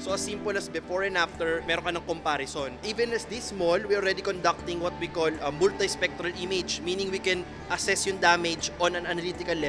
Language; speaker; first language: English; non-native, local second language; Filipino